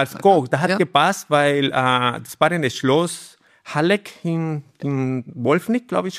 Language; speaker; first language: German; non-native, learner; Spanish